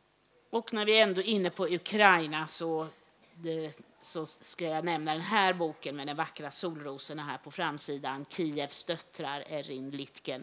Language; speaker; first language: Swedish; native; Swedish